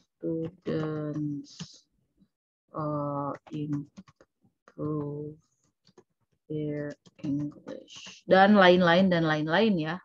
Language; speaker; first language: English; non-native, fluent; Indonesian